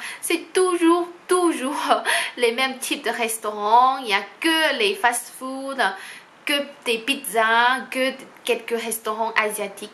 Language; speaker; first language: French; non-native, fluent; Chinese